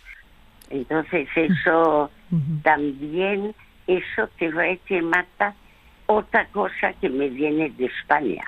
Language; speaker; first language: Spanish; early bilingual, other home language; French